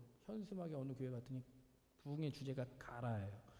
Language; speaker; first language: Korean; native; Korean